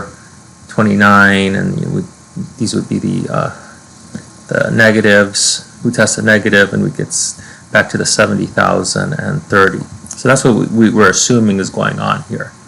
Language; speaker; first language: English; native; English